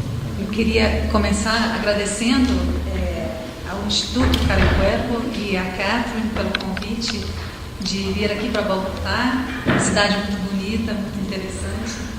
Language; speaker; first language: Portuguese; non-native, fluent; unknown